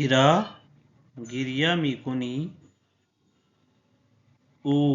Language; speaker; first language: Persian; non-native, fluent; Urdu